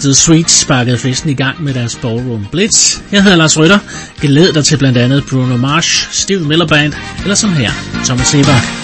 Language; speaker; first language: Danish; native; Danish